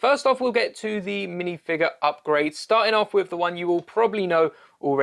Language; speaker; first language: English; native; English